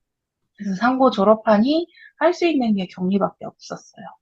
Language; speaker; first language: Korean; native; Korean